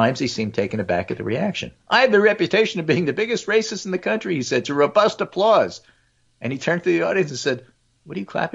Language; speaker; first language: English; native; English